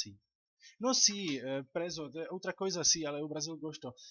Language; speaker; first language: Portuguese; non-native, learner; Czech